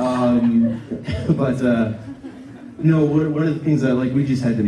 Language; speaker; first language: English; native; English